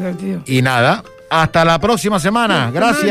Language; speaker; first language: Spanish; native; Spanish